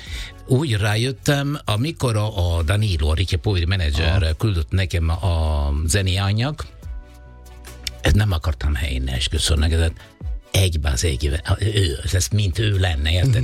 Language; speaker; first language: Hungarian; non-native, fluent; Italian